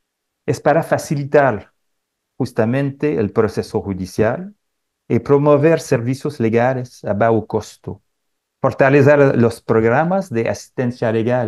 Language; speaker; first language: Spanish; non-native, fluent; French